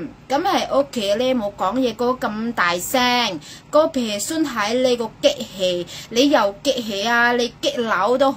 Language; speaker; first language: Cantonese; non-native, fluent; Indonesian